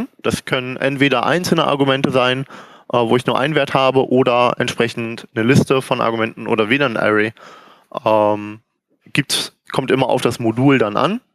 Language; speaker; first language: German; native; German